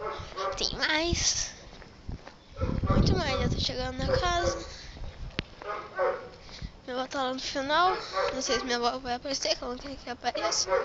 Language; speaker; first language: Portuguese; native; Portuguese